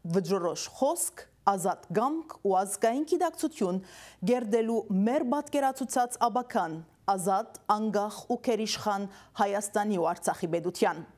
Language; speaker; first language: Armenian; early bilingual, heritage; Armenian